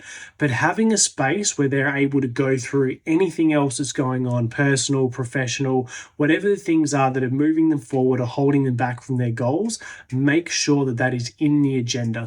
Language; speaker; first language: English; native; English